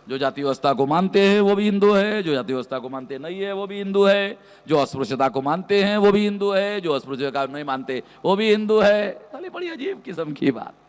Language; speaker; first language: Hindi; non-native, local second language; Marathi